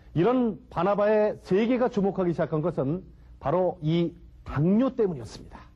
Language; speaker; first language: Korean; native; Korean